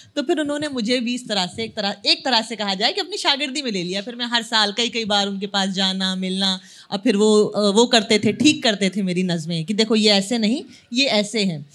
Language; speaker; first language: Hindi; native; Hindi